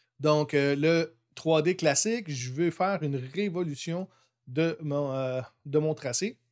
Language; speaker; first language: French; native; French